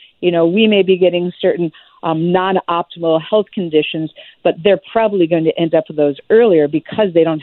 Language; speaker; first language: English; native; English